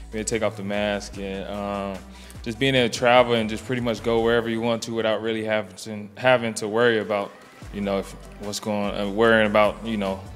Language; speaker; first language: English; native; English